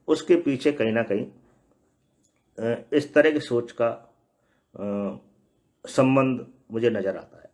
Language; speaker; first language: Hindi; native; Hindi